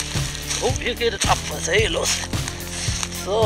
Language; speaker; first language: German; native; German